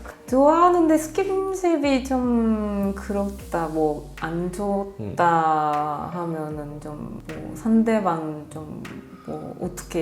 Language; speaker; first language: Korean; non-native, fluent; Japanese